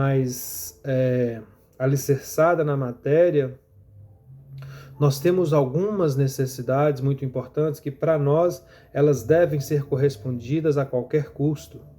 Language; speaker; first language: Portuguese; native; Portuguese